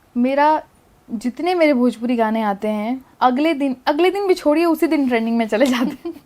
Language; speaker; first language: Hindi; native; Hindi